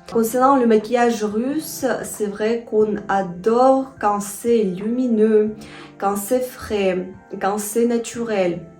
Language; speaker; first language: French; non-native, fluent; Russian